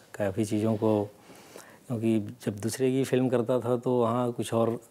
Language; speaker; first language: Hindi; native; Hindi